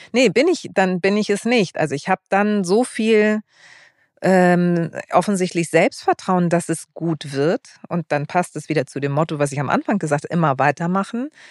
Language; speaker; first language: German; early bilingual, other home language; Greek